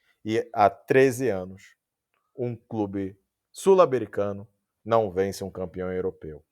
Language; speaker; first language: Portuguese; native; Portuguese